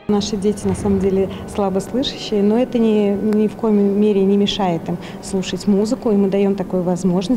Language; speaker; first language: Russian; native; Russian